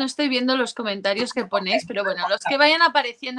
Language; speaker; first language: Spanish; native; Spanish